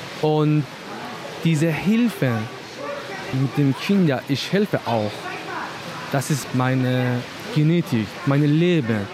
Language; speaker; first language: German; non-native, learner; Persian